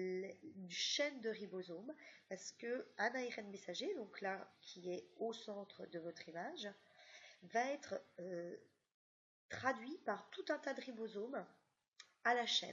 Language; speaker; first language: French; native; French